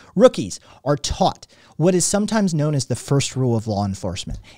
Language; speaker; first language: English; native; English